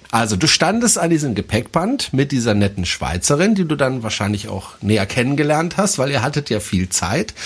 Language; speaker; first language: German; non-native, fluent; French